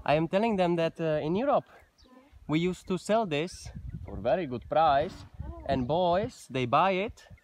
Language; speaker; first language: English; non-native, learner; Czech